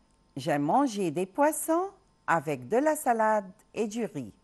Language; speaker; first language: French; non-native, local second language; Arabic